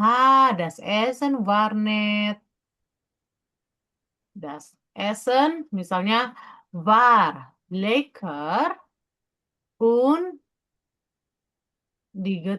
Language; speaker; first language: German; non-native, fluent; Indonesian